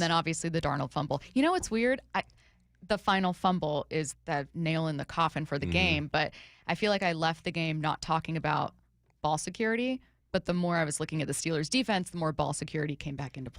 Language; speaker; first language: English; native; English